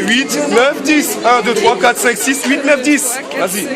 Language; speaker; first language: French; native; French